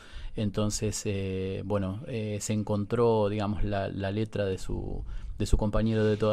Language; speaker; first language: Spanish; native; Spanish